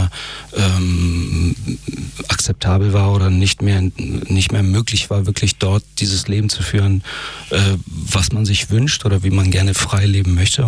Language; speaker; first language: German; early bilingual, other home language; Persian